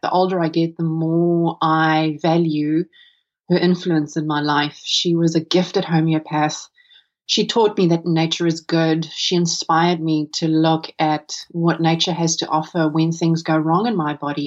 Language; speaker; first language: English; non-native, local second language; Afrikaans